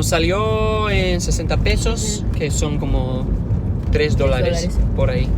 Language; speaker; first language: Spanish; non-native, fluent; English